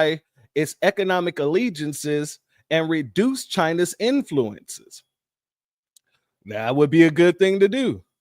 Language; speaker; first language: English; native; English